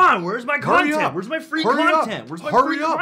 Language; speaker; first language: English; native; English